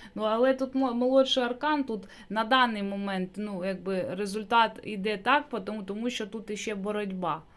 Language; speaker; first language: Ukrainian; non-native, local second language; Russian